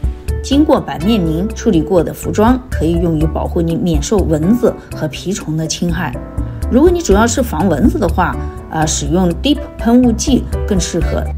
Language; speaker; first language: Chinese; native; Chinese